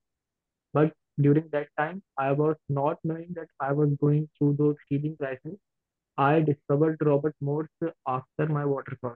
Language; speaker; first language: English; non-native, local second language; Hindi